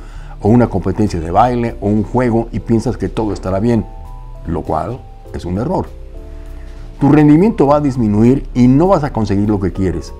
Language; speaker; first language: Spanish; native; Spanish